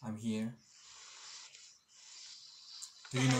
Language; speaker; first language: English; non-native, learner; Korean